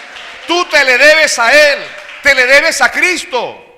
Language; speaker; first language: Spanish; native; Spanish